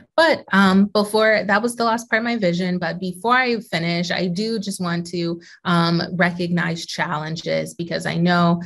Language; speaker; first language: English; native; English